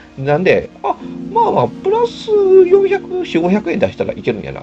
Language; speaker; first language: Japanese; native; Japanese